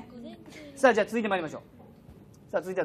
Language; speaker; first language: Japanese; native; Japanese